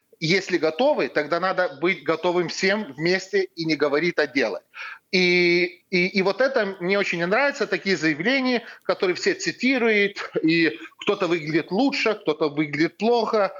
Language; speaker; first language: Russian; non-native, fluent; Lithuanian